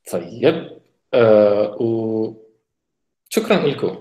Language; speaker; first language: Arabic; native; Arabic